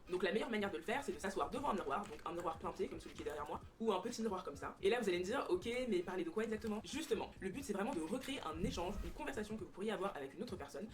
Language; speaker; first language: French; native; French